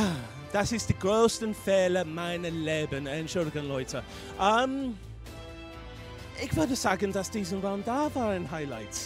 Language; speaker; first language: German; non-native, fluent; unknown